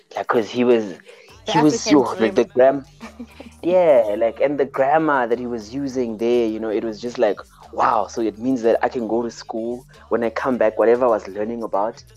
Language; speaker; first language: English; early bilingual, other home language; Xhosa